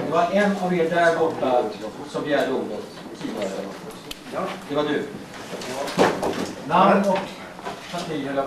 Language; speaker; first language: Swedish; native; Swedish